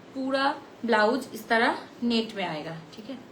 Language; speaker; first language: Hindi; non-native, local second language; Bangla